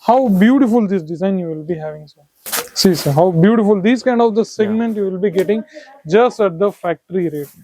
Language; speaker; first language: English; non-native, local second language; Tamil